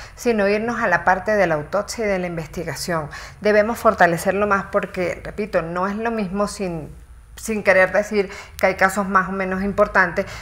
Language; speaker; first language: Spanish; native; Spanish